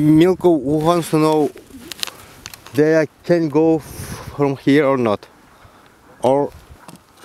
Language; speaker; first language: English; non-native, learner; Russian